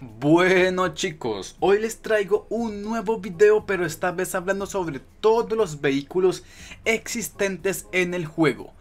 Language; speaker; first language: Spanish; native; Spanish